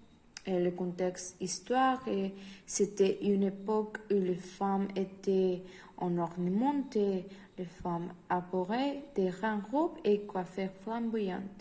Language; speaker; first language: French; non-native, learner; Spanish